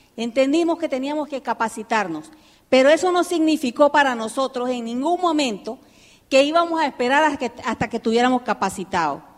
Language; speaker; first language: Spanish; early bilingual, heritage; Spanish